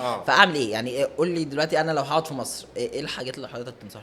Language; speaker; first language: Arabic; native; Arabic